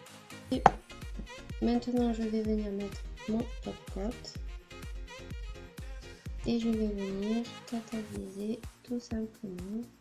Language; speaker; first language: French; native; French